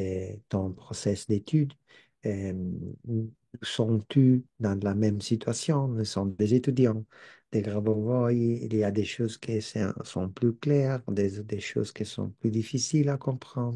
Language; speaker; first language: French; non-native, learner; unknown